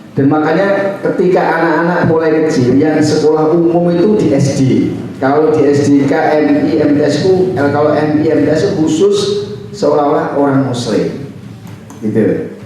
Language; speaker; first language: Indonesian; non-native, local second language; Javanese